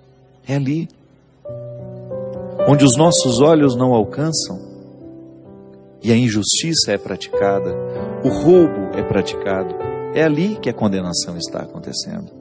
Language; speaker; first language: Portuguese; native; Portuguese